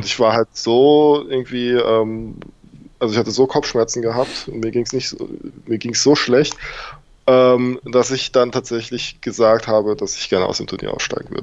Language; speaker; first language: German; native; German